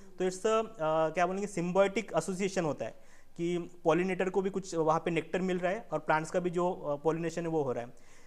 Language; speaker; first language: Hindi; non-native, local second language; Marathi